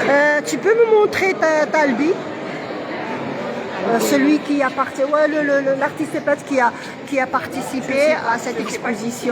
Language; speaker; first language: French; non-native, local second language; Arabic